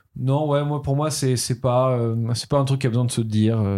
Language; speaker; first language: French; native; French